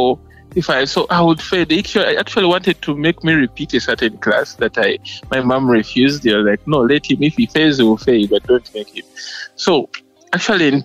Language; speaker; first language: English; non-native, local second language; Ganda